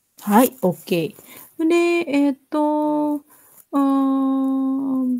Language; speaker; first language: Japanese; non-native, fluent; Indonesian